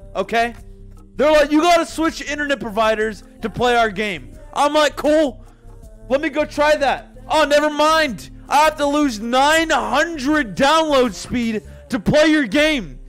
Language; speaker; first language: English; native; English